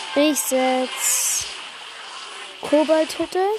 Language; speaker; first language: German; native; German